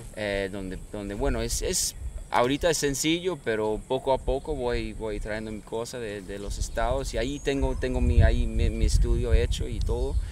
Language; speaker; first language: Spanish; non-native, fluent; English